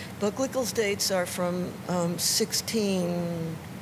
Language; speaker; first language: English; native; English